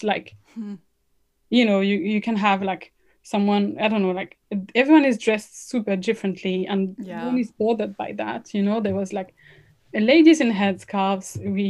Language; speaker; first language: English; non-native, fluent; French